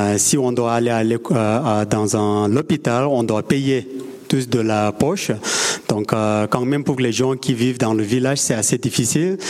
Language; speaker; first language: French; non-native, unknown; Sherpa